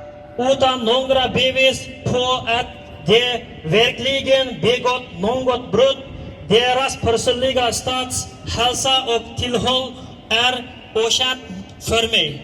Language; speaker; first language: Swedish; non-native, learner; Uyghur